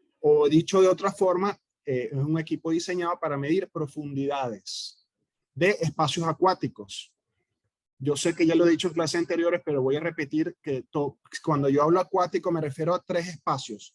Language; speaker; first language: Spanish; native; Spanish